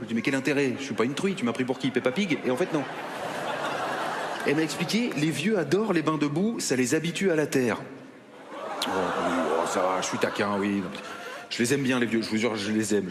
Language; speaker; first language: French; native; French